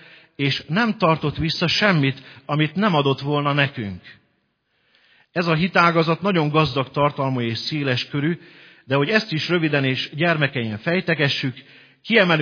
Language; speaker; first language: Hungarian; native; Hungarian